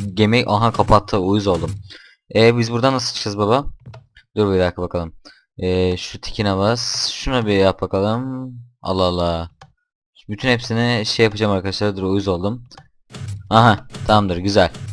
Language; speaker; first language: Turkish; native; Turkish